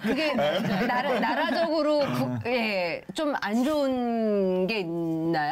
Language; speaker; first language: Korean; native; Korean